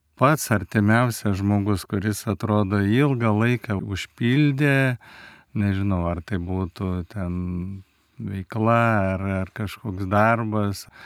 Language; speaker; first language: Lithuanian; native; Lithuanian